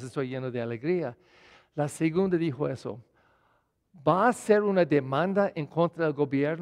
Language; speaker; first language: Spanish; non-native, fluent; English